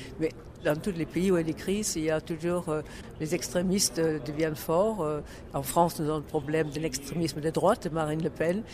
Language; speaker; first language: French; non-native, fluent; German